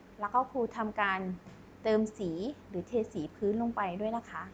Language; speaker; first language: Thai; native; Thai